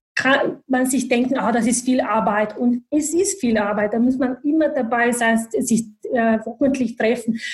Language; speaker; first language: German; non-native, fluent; Bosnian